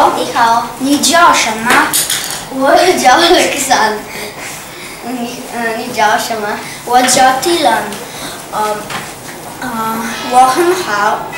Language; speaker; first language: Chinese; non-native, learner; Slovenian